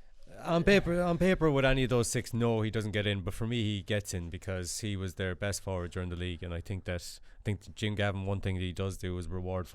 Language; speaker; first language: English; native; English